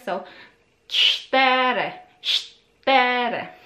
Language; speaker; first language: Polish; non-native, learner; Filipino